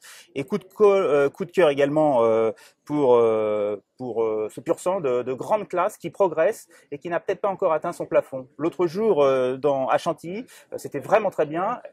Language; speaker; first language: French; native; French